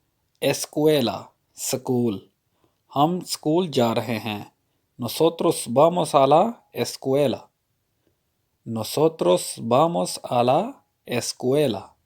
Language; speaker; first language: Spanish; non-native, fluent; Urdu